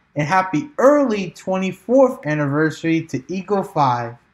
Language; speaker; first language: English; native; English